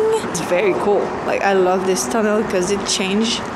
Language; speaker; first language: English; non-native, fluent; French